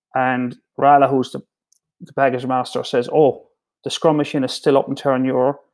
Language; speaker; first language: English; native; English